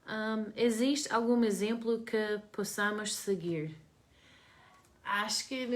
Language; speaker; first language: Portuguese; non-native, learner; English